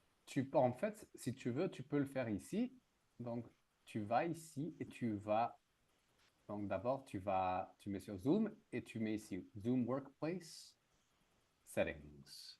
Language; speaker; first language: French; native; French